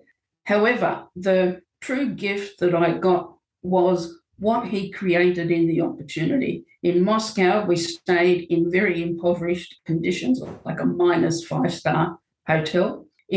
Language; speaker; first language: English; native; English